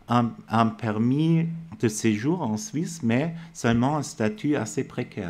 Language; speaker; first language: French; non-native, fluent; German